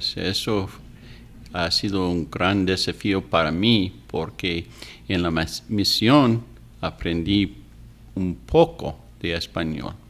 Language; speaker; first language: Spanish; non-native, fluent; English